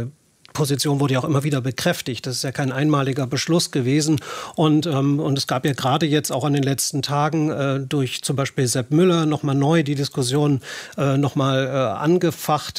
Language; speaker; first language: German; native; German